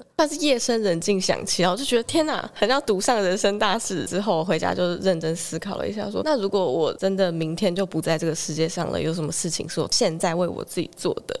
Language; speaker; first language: Chinese; native; Chinese